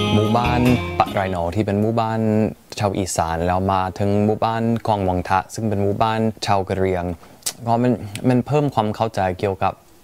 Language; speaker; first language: Thai; non-native, fluent; English